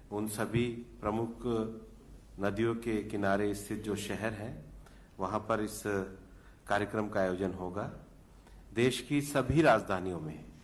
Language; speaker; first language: Hindi; native; Hindi